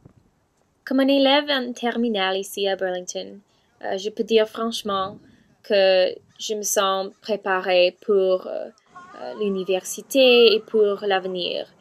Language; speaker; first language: French; non-native, learner; English